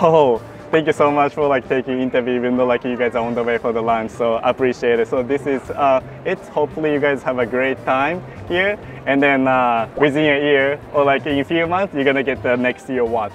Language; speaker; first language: English; non-native, fluent; Japanese